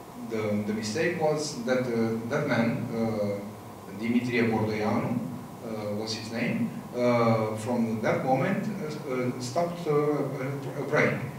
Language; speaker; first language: English; non-native, fluent; Romanian